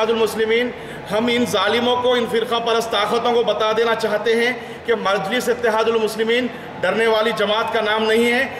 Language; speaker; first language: Urdu; native; Urdu